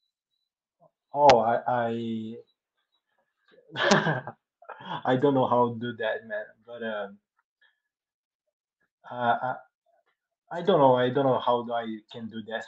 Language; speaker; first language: English; non-native, learner; Portuguese